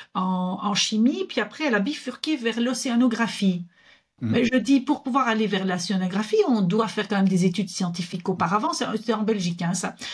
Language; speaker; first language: French; native; French